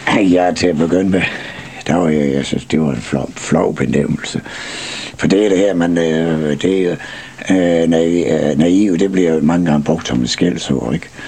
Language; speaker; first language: Danish; native; Danish